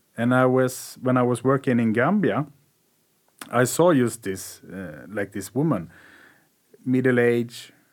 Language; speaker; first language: English; non-native, learner; Swedish